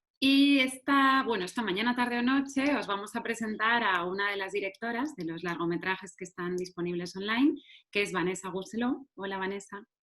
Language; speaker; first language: Spanish; native; Spanish